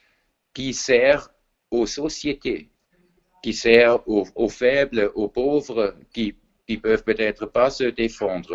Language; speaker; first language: French; non-native, fluent; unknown